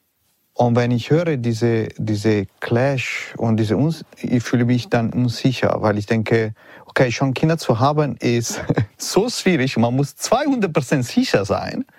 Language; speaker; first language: German; non-native, learner; Italian